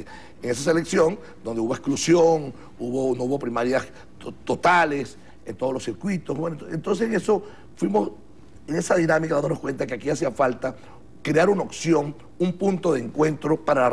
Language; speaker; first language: Spanish; native; Spanish